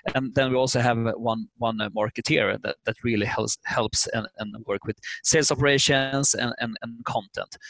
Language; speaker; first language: English; non-native, fluent; Swedish